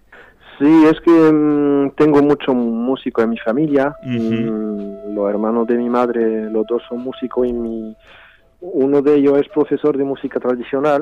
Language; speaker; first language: Spanish; early bilingual, heritage; French